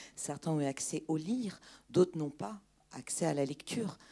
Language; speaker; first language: French; native; French